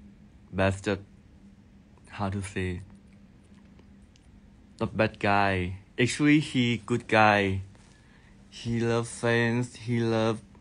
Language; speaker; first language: English; non-native, learner; Thai